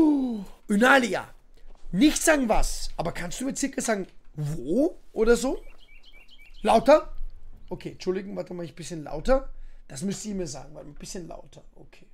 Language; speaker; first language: German; native; German